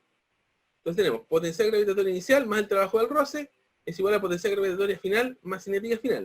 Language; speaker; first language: Spanish; native; Spanish